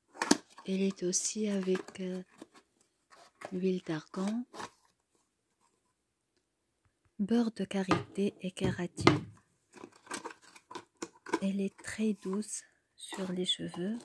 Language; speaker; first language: French; non-native, local second language; Arabic